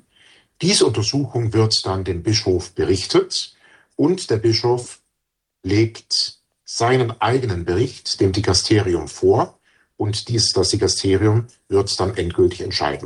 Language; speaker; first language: German; native; German